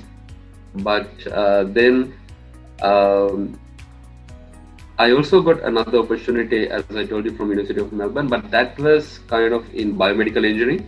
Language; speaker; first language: English; non-native, local second language; Sinhala